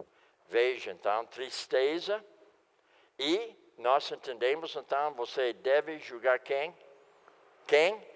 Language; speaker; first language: Portuguese; non-native, fluent; English